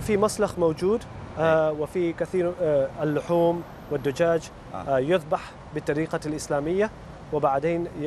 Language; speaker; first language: Arabic; non-native, learner; Urdu